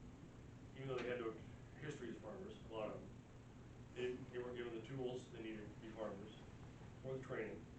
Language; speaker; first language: English; native; English